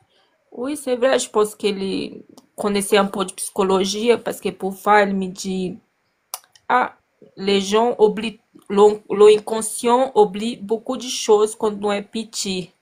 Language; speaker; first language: French; non-native, learner; Portuguese